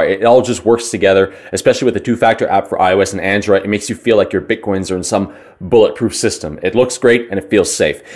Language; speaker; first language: English; native; English